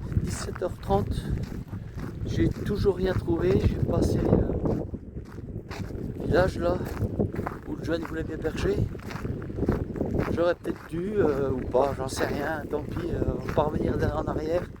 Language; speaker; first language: French; native; French